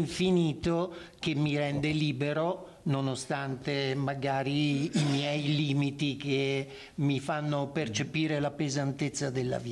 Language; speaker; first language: Italian; native; Italian